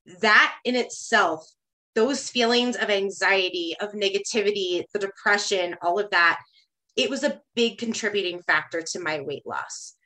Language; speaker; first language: English; native; English